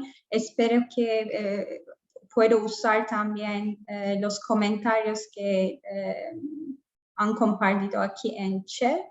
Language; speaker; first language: Spanish; non-native, fluent; English